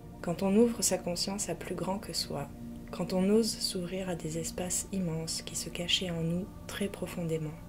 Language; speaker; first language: French; native; French